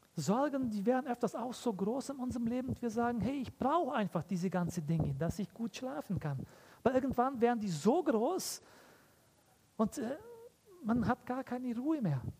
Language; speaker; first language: German; early bilingual, heritage; German